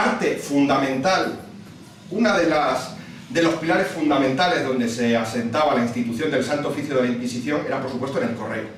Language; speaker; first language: Spanish; native; Spanish